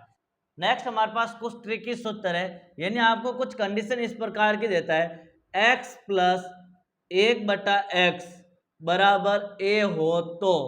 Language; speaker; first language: Hindi; native; Hindi